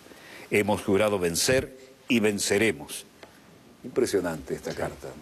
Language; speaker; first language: Spanish; native; Spanish